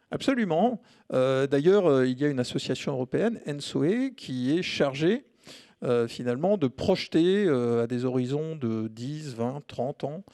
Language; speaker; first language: French; native; French